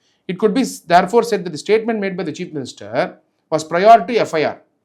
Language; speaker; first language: English; non-native, local second language; Tamil